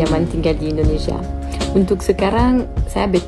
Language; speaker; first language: Indonesian; non-native, fluent; French